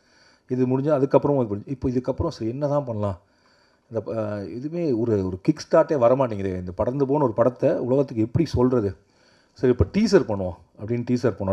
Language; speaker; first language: Tamil; native; Tamil